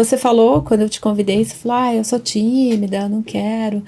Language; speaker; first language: Portuguese; native; Portuguese